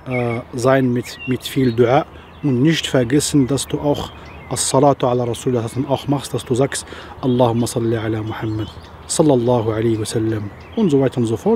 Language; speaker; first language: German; non-native, fluent; Arabic